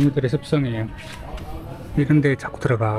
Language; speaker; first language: Korean; native; Korean